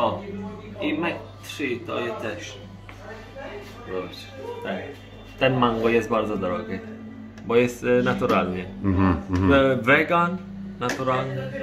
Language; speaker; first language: Polish; non-native, learner; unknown